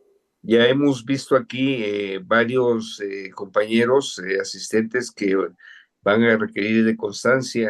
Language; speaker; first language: Spanish; native; Spanish